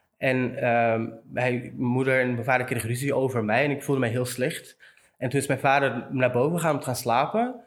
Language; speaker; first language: Dutch; early bilingual, other home language; Romany